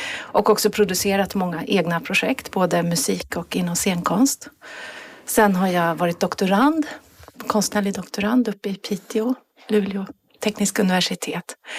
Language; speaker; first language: Swedish; native; Swedish